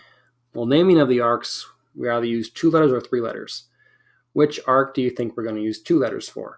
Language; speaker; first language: English; native; English